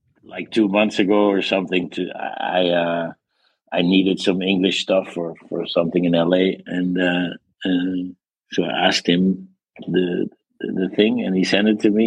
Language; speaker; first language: English; non-native, fluent; Dutch